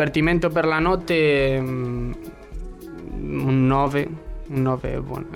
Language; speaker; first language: Italian; non-native, learner; Spanish